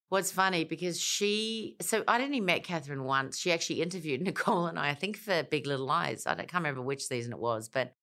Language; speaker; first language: English; native; English